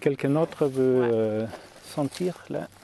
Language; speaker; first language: French; non-native, learner; German